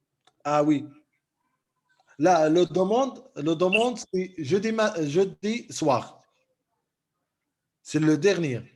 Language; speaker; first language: French; non-native, local second language; Arabic